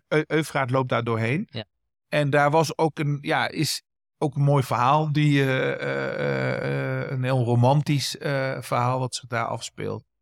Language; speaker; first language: Dutch; early bilingual, other home language; Kurdish